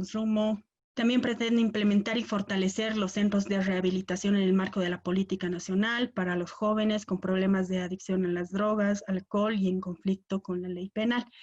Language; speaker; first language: Spanish; native; Spanish